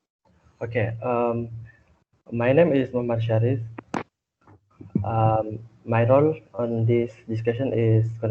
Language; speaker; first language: English; non-native, local second language; Malay